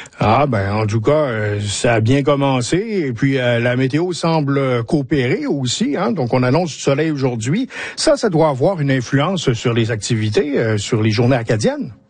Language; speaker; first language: French; native; French